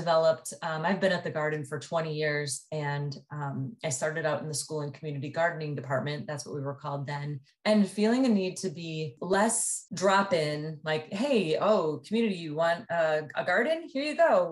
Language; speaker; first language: English; native; English